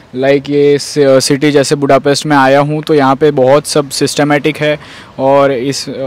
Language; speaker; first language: Hindi; non-native, local second language; Gujarati